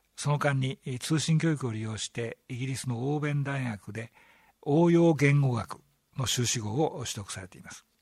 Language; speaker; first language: Japanese; native; Japanese